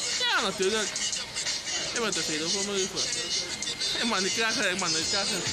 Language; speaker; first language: Dutch; non-native, local second language; Sranan Tongo